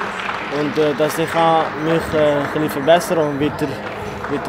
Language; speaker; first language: German; non-native, learner; Tigrinya